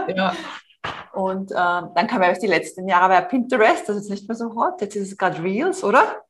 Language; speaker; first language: German; native; German